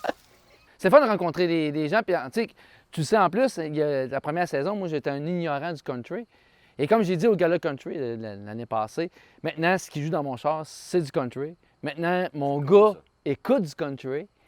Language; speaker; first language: French; native; French